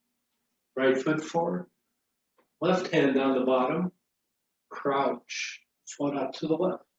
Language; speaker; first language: English; native; English